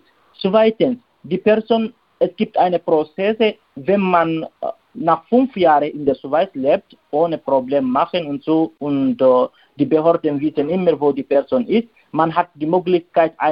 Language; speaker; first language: German; non-native, learner; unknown